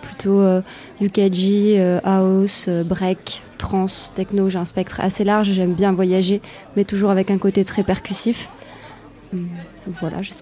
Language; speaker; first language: French; native; French